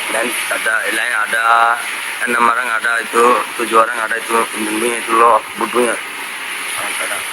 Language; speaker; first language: Indonesian; non-native, learner; Rohingya